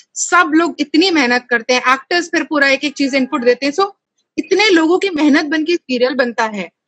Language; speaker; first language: Hindi; native; Hindi